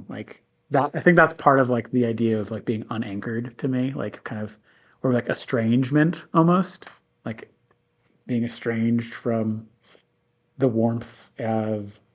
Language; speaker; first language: English; native; English